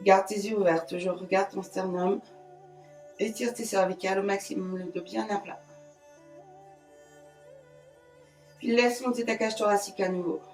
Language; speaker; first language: French; native; French